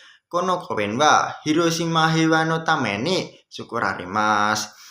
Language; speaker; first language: Japanese; non-native, learner; Indonesian